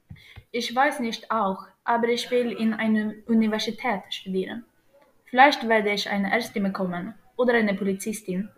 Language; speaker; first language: German; non-native, learner; Swedish